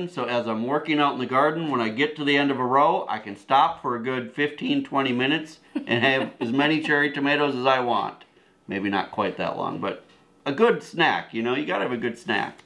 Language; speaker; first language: English; native; English